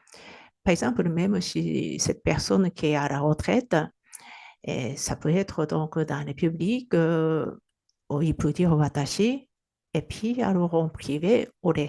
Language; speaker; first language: French; non-native, fluent; Japanese